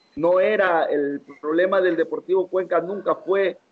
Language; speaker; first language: Spanish; native; Spanish